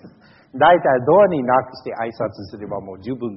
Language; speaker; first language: Japanese; non-native, fluent; English